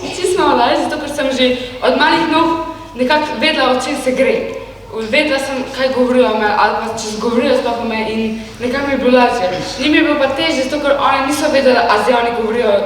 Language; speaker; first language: Slovenian; early bilingual, other home language; Albanian